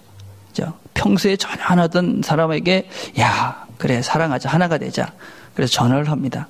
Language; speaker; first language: Korean; native; Korean